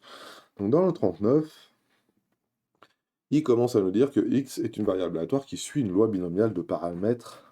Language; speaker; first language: French; native; French